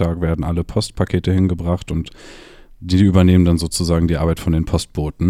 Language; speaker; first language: German; native; German